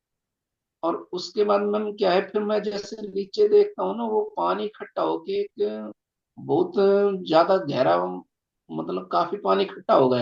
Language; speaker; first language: Hindi; native; Hindi